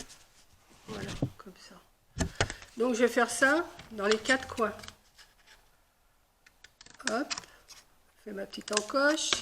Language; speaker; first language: French; native; French